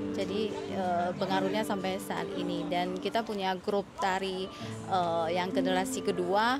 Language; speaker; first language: Indonesian; non-native, fluent; Chinese